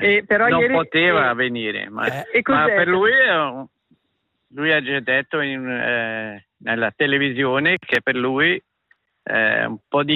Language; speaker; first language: Italian; non-native, local second language; German